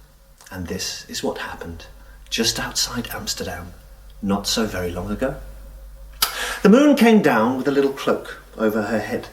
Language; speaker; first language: English; native; English